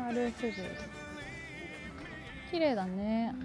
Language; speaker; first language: Japanese; native; Japanese